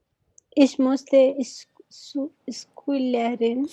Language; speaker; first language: German; non-native, learner; Hindi